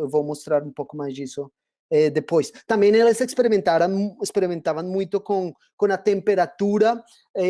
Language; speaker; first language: Portuguese; non-native, fluent; Spanish